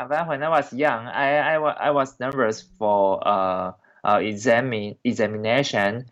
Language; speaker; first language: English; non-native, learner; Chinese